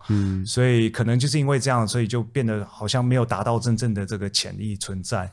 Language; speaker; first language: Chinese; native; Chinese